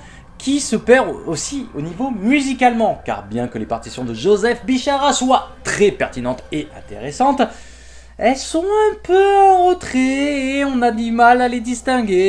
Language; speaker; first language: French; native; French